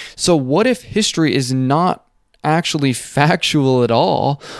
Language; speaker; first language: English; native; English